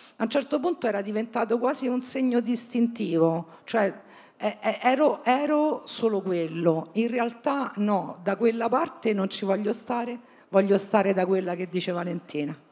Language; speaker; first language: Italian; native; Italian